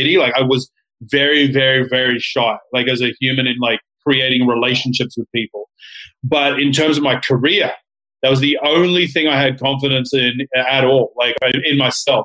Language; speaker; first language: English; native; English